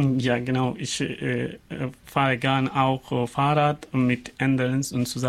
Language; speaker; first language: German; non-native, learner; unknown